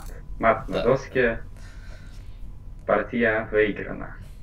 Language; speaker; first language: Russian; non-native, fluent; Polish